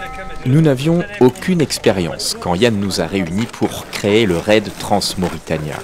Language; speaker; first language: French; native; French